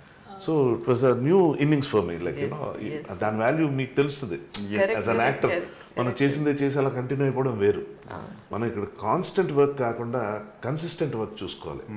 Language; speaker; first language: Telugu; native; Telugu